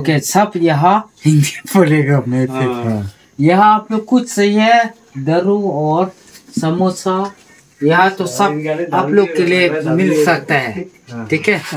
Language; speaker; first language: Hindi; non-native, local second language; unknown